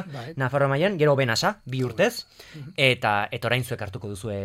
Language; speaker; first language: Basque; native; Basque